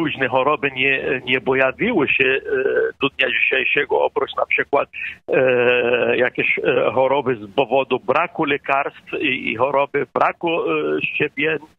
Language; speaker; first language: Polish; non-native, fluent; Arabic